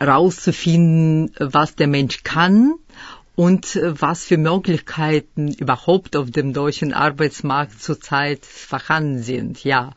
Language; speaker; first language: German; early bilingual, other home language; Russian